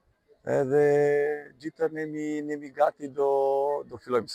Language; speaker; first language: Albanian; non-native, learner; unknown